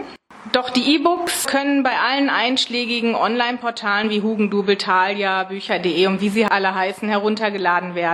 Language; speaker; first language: German; native; German